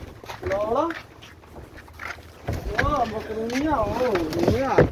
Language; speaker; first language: Arabic; non-native, learner; Hindi